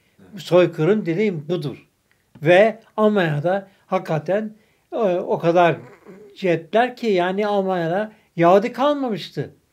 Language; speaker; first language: Turkish; early bilingual, other home language; German